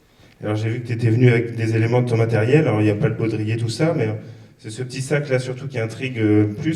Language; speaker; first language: French; native; French